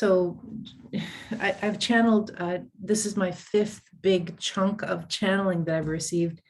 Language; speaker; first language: English; native; English